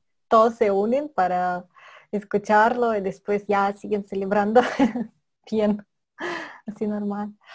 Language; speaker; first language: Spanish; non-native, fluent; Russian